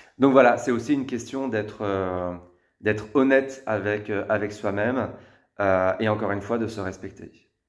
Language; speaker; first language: French; native; French